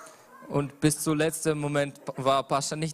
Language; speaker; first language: German; non-native, learner; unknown